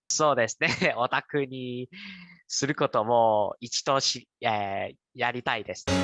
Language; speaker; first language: Japanese; non-native, learner; Cantonese